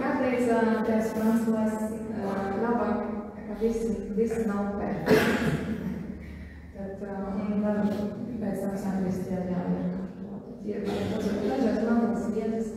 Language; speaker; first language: Latvian; non-native, learner; German